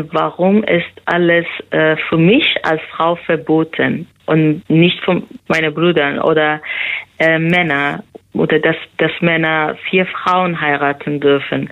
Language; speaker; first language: German; non-native, fluent; Persian